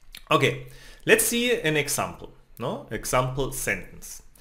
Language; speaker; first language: English; non-native, fluent; German